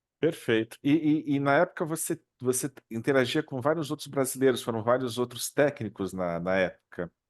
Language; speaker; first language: Portuguese; native; Portuguese